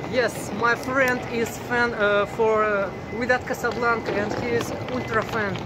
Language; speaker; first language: English; non-native, learner; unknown